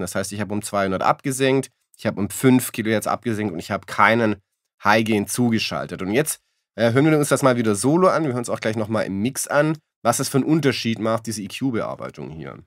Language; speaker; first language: German; native; German